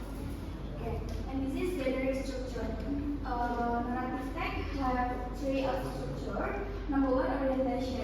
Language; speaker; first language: English; non-native, learner; Indonesian